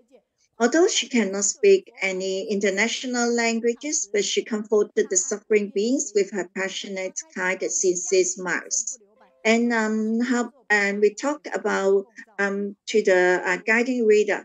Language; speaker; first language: English; non-native, learner; Chinese